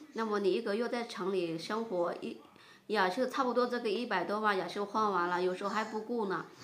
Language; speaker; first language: Chinese; non-native, fluent; Lao